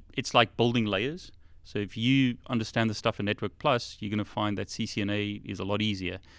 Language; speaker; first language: English; native; English